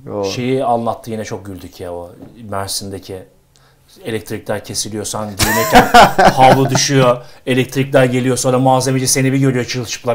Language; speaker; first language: Turkish; native; Turkish